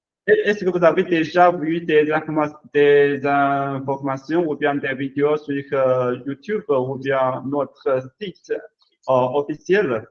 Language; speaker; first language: French; non-native, learner; Chinese